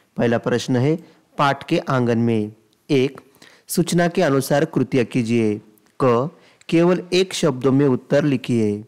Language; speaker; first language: Hindi; non-native, local second language; Marathi